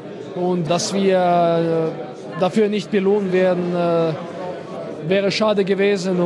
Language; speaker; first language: German; non-native, fluent; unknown